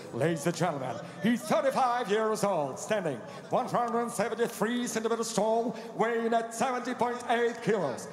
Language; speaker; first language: English; non-native, fluent; Russian